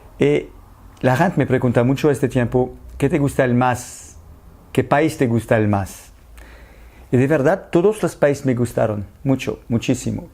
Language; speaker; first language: Spanish; non-native, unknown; French